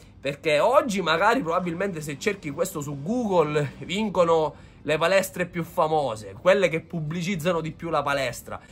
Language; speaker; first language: Italian; non-native, local second language; Sicilian